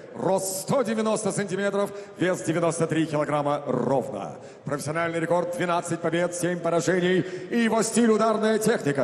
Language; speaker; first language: Russian; native; Russian